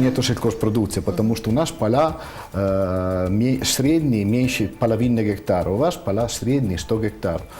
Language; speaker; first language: Russian; non-native, fluent; Italian